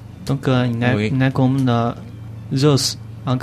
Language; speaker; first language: French; non-native, learner; Chinese